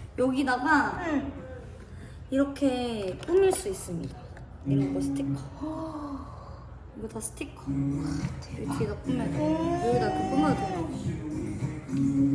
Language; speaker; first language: Korean; non-native, learner; Japanese